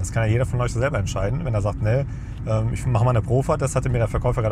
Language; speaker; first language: German; native; German